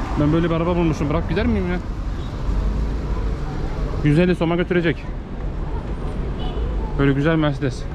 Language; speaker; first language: Turkish; native; Turkish